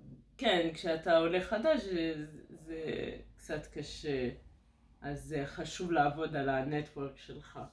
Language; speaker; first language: Hebrew; non-native, fluent; French